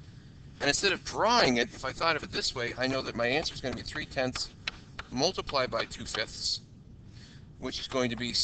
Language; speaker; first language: English; native; English